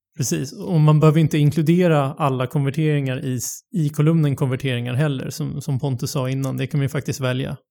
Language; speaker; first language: Swedish; native; Swedish